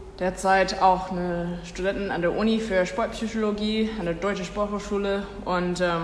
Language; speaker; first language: German; non-native, learner; English